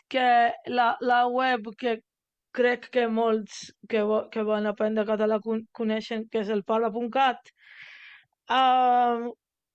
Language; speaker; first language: Catalan; non-native, learner; Italian